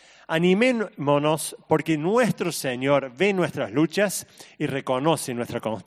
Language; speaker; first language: Spanish; native; Spanish